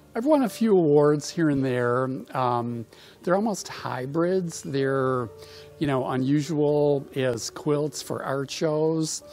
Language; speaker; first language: English; native; English